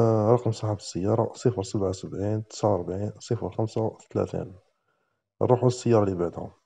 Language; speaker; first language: Arabic; native; Arabic